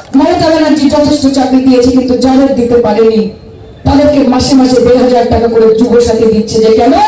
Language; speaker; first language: Bangla; native; Bangla